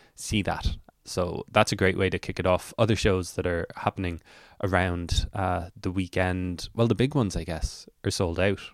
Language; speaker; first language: English; native; English